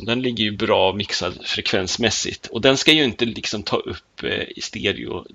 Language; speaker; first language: Swedish; native; Swedish